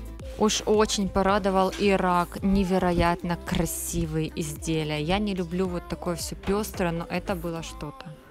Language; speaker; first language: Russian; native; Russian